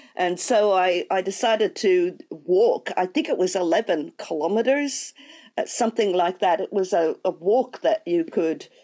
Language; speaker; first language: English; native; English